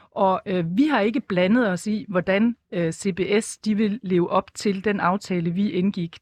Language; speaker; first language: Danish; native; Danish